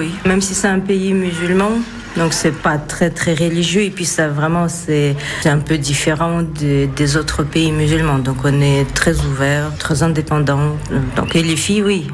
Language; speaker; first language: French; non-native, fluent; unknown